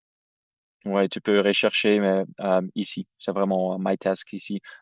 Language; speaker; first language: French; non-native, fluent; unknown